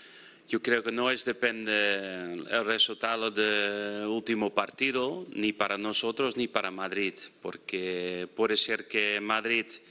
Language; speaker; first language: Spanish; non-native, fluent; Dutch